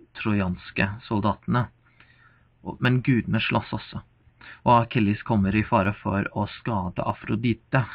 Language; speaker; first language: Norwegian; non-native, fluent; English